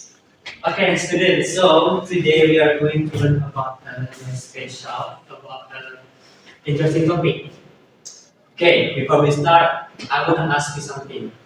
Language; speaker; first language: English; non-native, learner; Indonesian